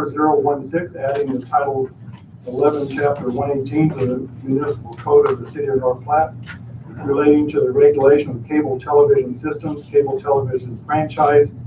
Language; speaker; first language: English; native; English